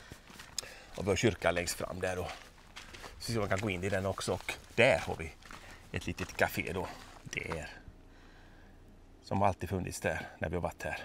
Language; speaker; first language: Swedish; native; Swedish